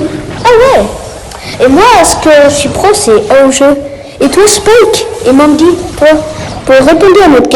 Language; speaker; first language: French; native; French